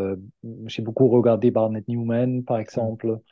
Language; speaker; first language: French; non-native, fluent; German